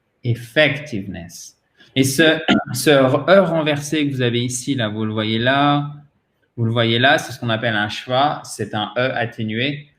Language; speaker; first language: French; native; French